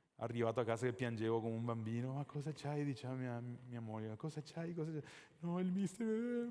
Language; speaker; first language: Italian; non-native, fluent; Spanish